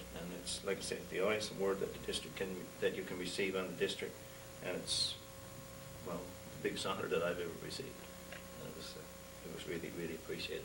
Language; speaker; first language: English; native; English